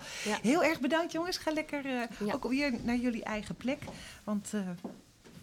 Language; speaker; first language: Dutch; native; Dutch